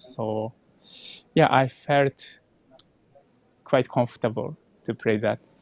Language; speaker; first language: English; non-native, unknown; Japanese